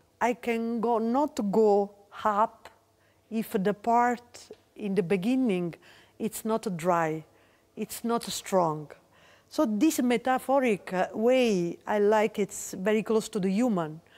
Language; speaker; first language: English; non-native, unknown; Italian